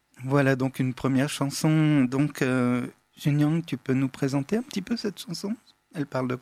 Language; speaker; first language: French; native; French